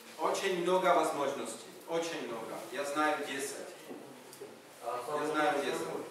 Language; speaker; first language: Russian; non-native, learner; Czech